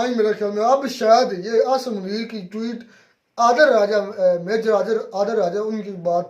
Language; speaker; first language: Urdu; non-native, local second language; Kashmiri